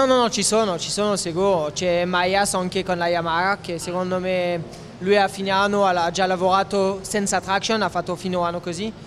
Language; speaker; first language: Italian; non-native, fluent; French